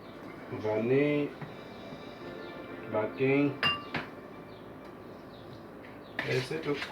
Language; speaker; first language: French; non-native, fluent; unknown